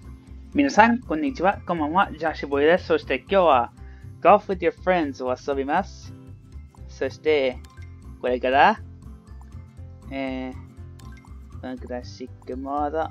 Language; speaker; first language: Japanese; non-native, learner; English